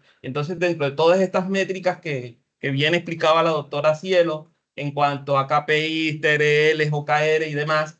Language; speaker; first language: Spanish; native; Spanish